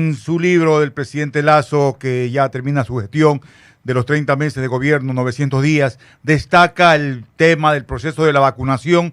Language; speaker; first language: Spanish; native; Spanish